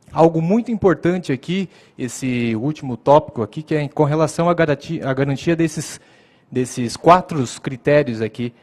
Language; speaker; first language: Portuguese; native; Portuguese